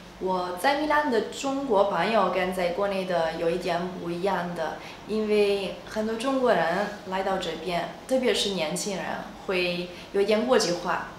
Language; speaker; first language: Chinese; non-native, fluent; Italian